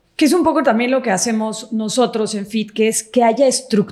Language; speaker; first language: Spanish; native; Spanish